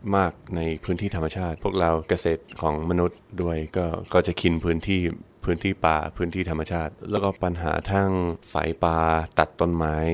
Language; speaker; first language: Thai; non-native, fluent; English